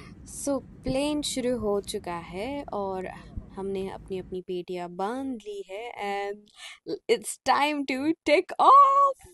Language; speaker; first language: Hindi; non-native, local second language; Marathi